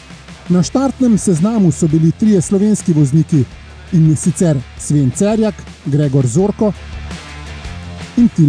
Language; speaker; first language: Slovenian; native; Slovenian